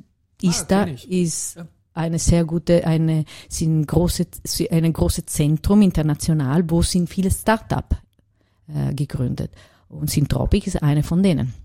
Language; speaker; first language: German; non-native, learner; Italian